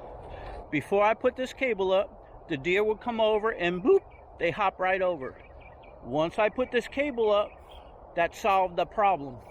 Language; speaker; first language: English; native; English